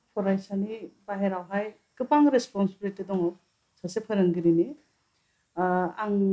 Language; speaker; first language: Bodo; non-native, local second language; Santali